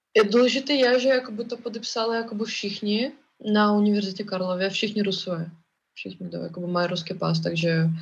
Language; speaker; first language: Czech; non-native, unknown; Russian